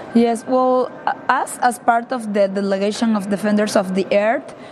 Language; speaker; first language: English; non-native, learner; Spanish